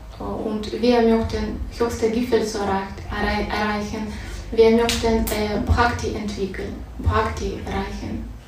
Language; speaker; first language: German; non-native, fluent; Russian